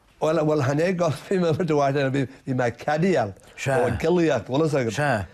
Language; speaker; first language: Irish; native; Irish